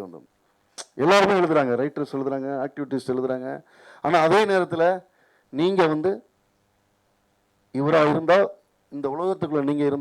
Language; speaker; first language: Tamil; native; Tamil